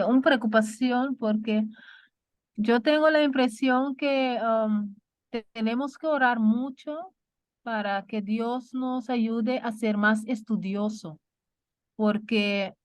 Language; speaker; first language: Spanish; non-native, learner; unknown